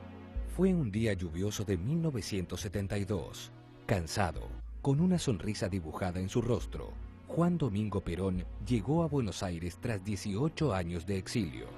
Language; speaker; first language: Spanish; native; Spanish